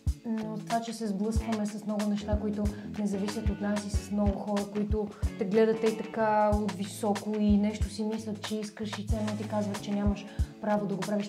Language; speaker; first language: Bulgarian; native; Bulgarian